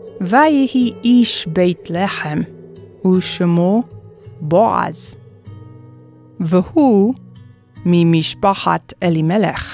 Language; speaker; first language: Hebrew; non-native, fluent; English